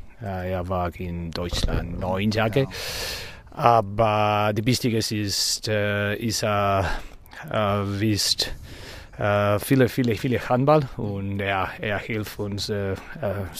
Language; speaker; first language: German; non-native, learner; Spanish